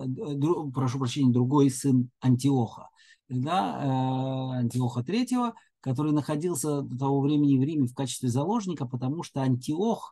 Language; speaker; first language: Russian; native; Russian